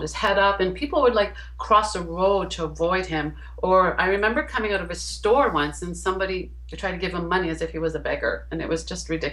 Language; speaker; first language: English; native; English